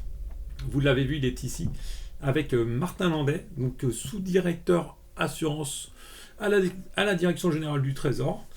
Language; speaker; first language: French; native; French